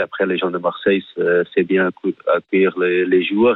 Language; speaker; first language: French; non-native, fluent; Portuguese